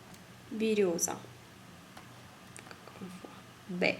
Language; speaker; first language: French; non-native, fluent; Russian